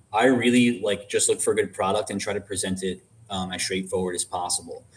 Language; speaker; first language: English; native; English